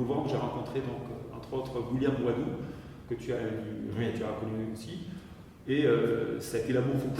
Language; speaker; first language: French; native; French